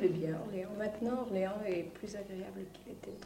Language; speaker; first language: French; native; French